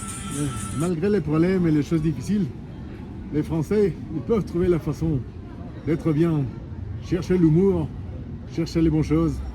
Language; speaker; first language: French; non-native, fluent; Spanish